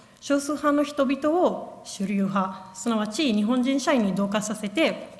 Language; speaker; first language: Japanese; non-native, fluent; Italian